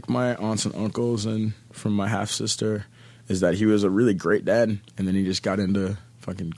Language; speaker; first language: English; native; English